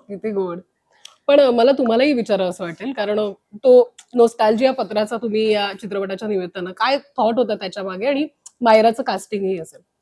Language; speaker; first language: Marathi; native; Marathi